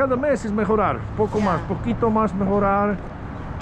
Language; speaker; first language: Spanish; non-native, learner; Polish